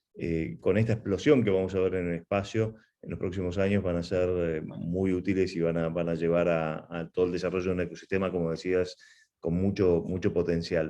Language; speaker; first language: Spanish; native; Spanish